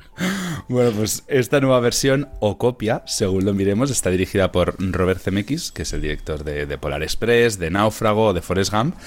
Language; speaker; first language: Spanish; native; Spanish